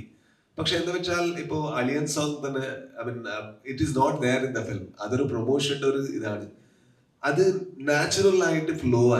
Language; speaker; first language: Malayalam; non-native, learner; Kannada